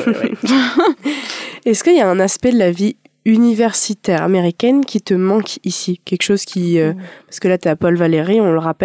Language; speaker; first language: French; native; French